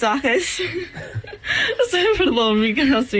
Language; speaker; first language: Spanish; non-native, learner; English